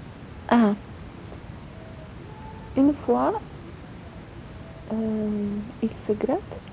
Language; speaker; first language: French; non-native, learner; Polish